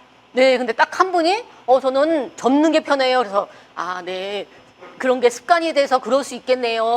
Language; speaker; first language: Korean; native; Korean